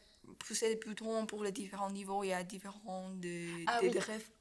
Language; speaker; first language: French; non-native, learner; Chinese